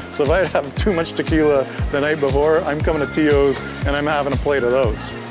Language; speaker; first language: English; native; English